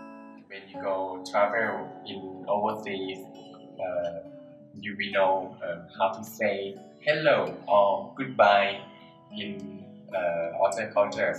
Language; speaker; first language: English; non-native, learner; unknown